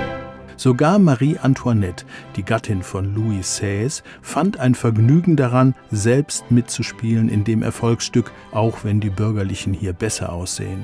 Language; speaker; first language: German; native; German